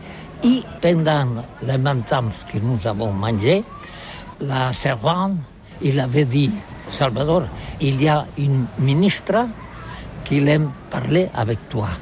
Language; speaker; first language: French; non-native, learner; Catalan